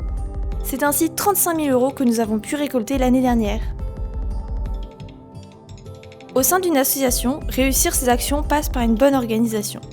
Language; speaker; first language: French; native; French